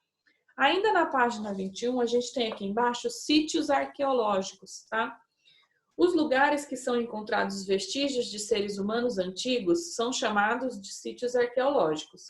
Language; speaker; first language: Portuguese; native; Portuguese